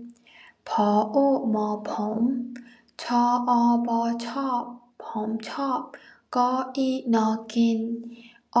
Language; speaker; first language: Thai; non-native, learner; Chinese